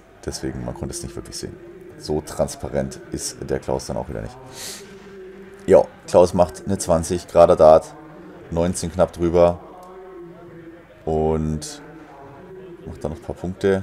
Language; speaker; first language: German; native; German